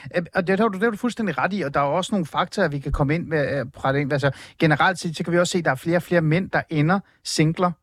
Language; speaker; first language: Danish; native; Danish